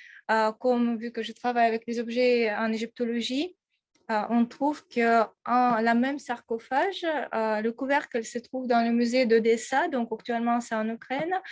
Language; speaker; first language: French; non-native, fluent; Russian